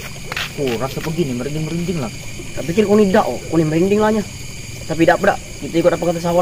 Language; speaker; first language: Indonesian; non-native, local second language; Malay